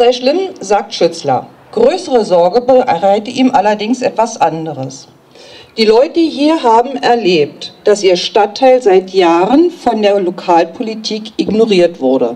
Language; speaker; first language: German; native; German